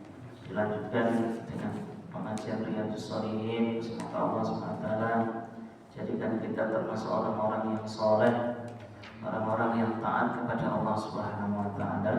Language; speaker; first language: Indonesian; native; Indonesian